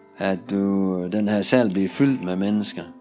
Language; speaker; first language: Danish; non-native, learner; Russian